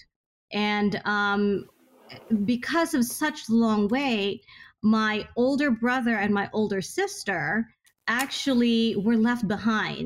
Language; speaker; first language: English; non-native, local second language; Hiligaynon